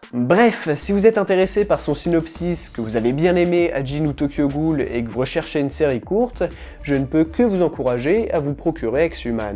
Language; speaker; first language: French; native; French